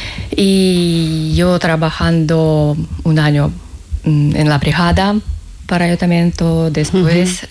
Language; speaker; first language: Spanish; non-native, learner; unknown